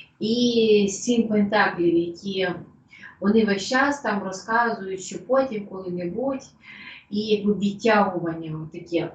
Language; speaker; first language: Ukrainian; non-native, local second language; Russian